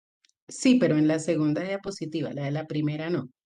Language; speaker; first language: Spanish; native; Spanish